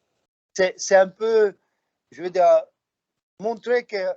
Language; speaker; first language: French; non-native, fluent; Slovak